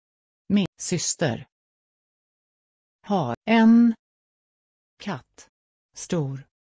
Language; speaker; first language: Swedish; non-native, learner; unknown